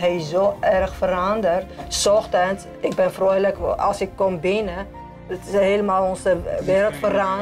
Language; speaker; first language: Dutch; non-native, learner; Armenian